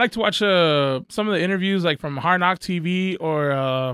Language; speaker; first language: English; native; English